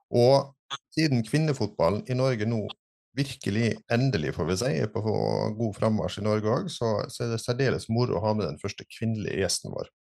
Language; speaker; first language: Norwegian; native; Norwegian